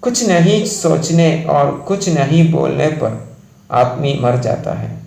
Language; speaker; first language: Hindi; non-native, local second language; Malayalam